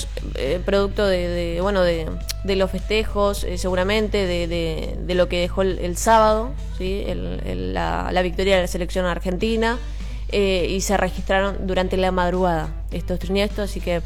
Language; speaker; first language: Spanish; native; Spanish